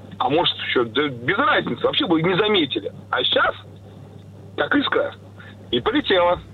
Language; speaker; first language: Russian; native; Russian